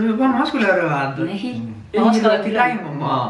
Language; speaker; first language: Swedish; early bilingual, other home language; Thai